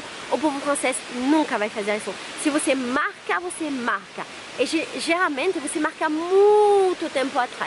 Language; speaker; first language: Portuguese; non-native, fluent; French